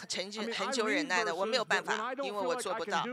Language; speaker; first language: Chinese; native; Chinese